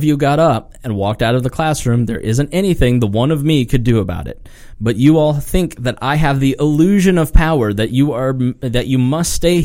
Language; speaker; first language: English; native; English